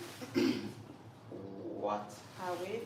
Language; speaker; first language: Dutch; non-native, fluent; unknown